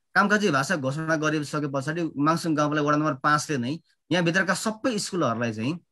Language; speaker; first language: Nepali; non-native, local second language; Limbu